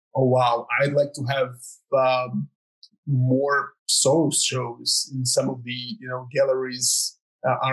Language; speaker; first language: English; non-native, fluent; Croatian